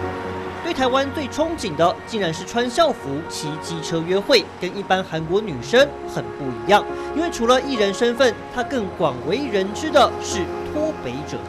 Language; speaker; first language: Chinese; native; Chinese